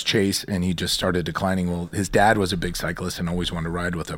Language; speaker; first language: English; native; English